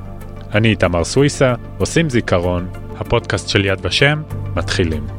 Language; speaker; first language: Hebrew; native; Hebrew